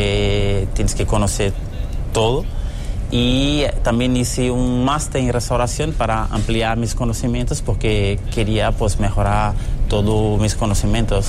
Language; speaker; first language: Spanish; early bilingual, heritage; Portuguese